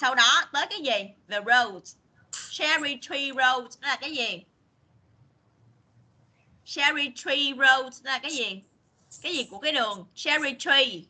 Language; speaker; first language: Vietnamese; native; Vietnamese